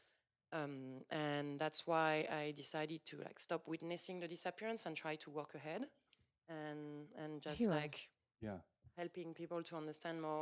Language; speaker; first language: English; non-native, fluent; French